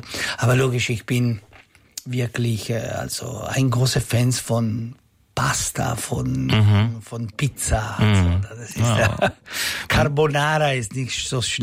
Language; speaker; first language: German; non-native, local second language; Italian